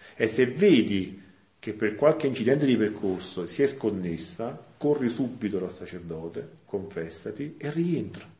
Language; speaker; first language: Italian; native; Italian